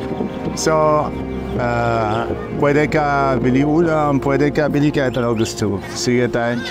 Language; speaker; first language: Filipino; non-native, learner; Arabic